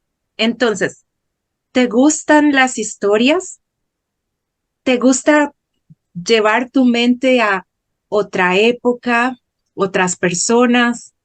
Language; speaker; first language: Spanish; non-native, fluent; Portuguese